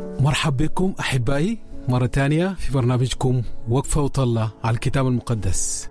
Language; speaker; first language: Arabic; native; Arabic